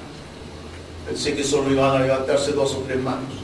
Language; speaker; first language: Spanish; native; Spanish